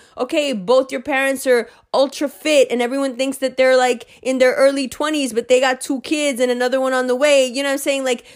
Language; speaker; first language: English; early bilingual, other home language; Hindi